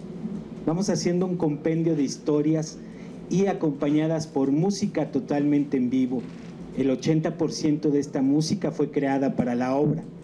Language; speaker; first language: Spanish; native; Spanish